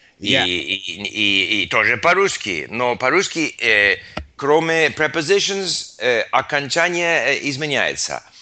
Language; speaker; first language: Russian; non-native, learner; English